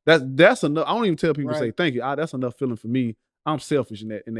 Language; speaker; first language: English; native; English